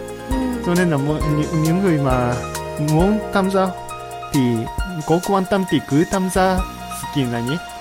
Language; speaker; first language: Vietnamese; non-native, learner; Japanese